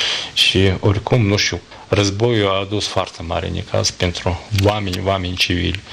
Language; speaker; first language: Romanian; non-native, learner; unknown